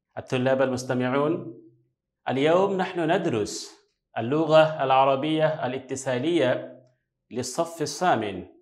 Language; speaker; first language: Arabic; non-native, fluent; Bangla